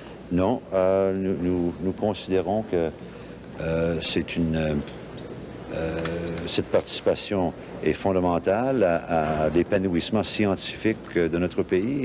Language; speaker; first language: French; non-native, local second language; English